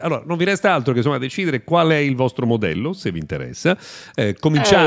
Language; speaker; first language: Italian; native; Italian